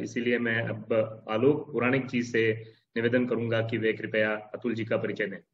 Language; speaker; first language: Hindi; non-native, local second language; Marathi